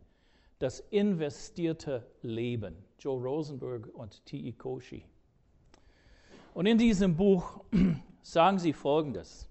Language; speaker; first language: German; non-native, fluent; English